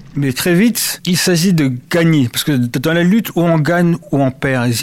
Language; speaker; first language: French; early bilingual, other home language; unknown